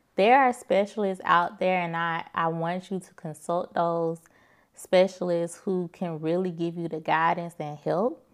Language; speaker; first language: English; native; English